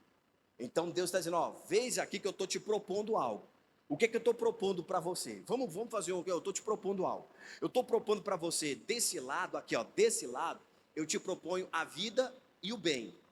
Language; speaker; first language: Portuguese; native; Portuguese